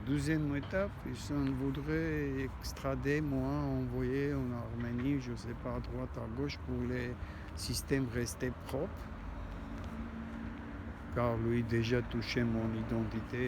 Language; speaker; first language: French; non-native, learner; Armenian